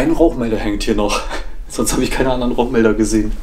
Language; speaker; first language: German; native; German